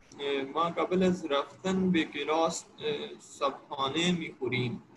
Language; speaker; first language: Persian; non-native, learner; Urdu